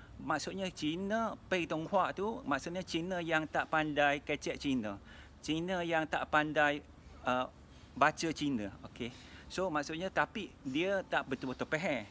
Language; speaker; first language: Malay; non-native, local second language; Min Nan Chinese